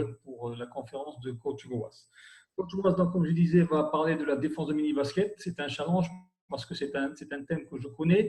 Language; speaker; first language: French; non-native, local second language; Arabic